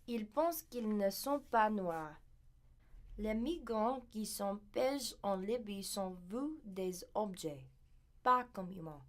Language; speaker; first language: French; non-native, learner; English